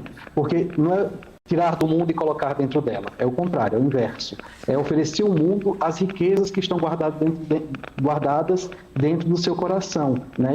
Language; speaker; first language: Portuguese; native; Portuguese